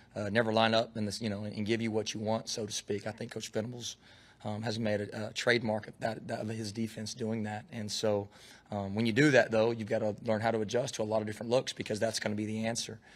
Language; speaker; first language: English; native; English